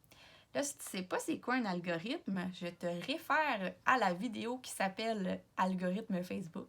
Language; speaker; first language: French; native; French